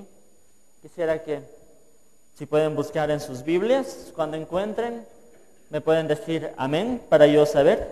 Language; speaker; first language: Spanish; native; Spanish